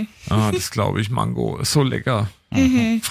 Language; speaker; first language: German; native; German